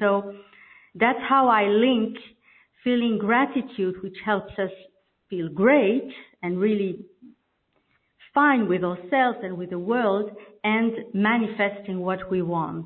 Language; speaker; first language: English; non-native, fluent; French